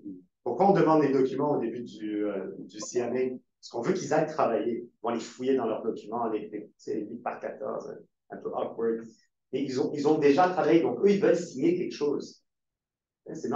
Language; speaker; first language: French; native; French